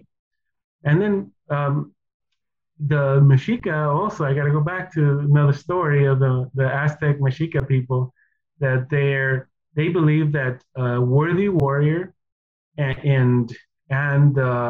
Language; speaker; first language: English; early bilingual, other home language; Spanish